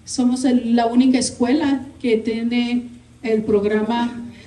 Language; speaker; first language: Spanish; early bilingual, heritage; Spanish